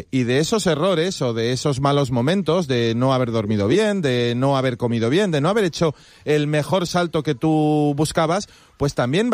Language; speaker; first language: Spanish; native; Spanish